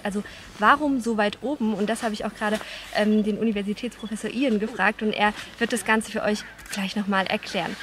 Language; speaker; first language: German; native; German